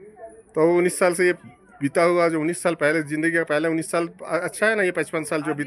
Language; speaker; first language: Hindi; non-native, local second language; Bangla